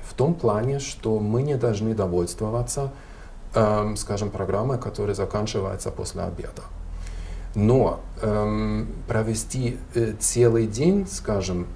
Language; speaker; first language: Russian; non-native, fluent; German